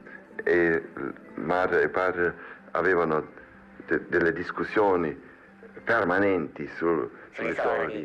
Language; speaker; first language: Italian; non-native, learner; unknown